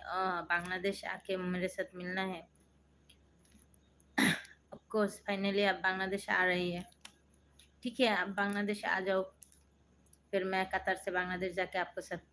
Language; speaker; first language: Hindi; non-native, learner; Bangla